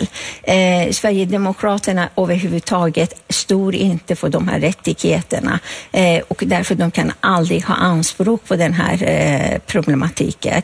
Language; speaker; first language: Swedish; non-native, fluent; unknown